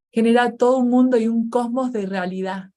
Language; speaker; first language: Spanish; native; Spanish